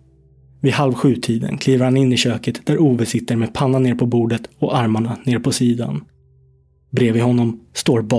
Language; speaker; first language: Swedish; native; Swedish